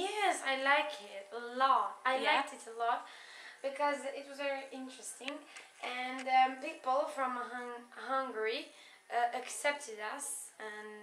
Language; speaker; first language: English; non-native, fluent; Czech